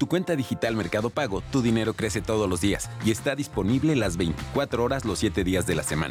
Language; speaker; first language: Spanish; native; Spanish